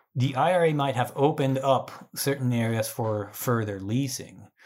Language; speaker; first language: English; non-native, fluent; Spanish